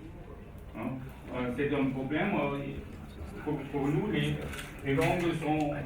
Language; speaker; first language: French; non-native, fluent; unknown